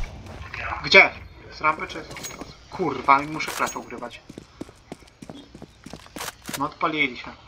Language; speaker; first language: Polish; native; Polish